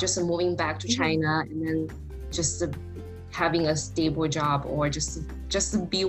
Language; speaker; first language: English; non-native, fluent; Chinese